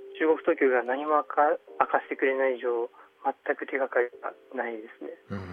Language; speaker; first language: Japanese; early bilingual, other home language; Chinese